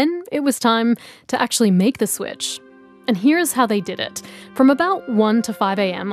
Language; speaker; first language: English; native; English